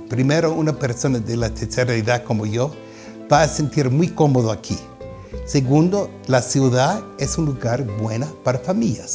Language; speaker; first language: Spanish; non-native, fluent; English